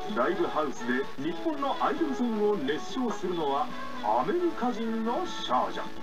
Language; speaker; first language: Japanese; native; Japanese